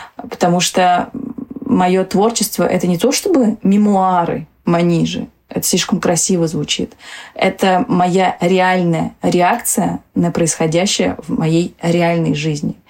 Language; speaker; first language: Russian; early bilingual, other home language; Tajik